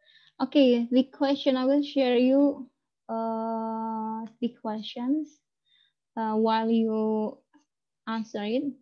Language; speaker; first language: English; non-native, fluent; Indonesian